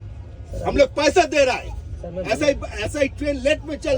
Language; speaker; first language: Hindi; non-native, local second language; Maithili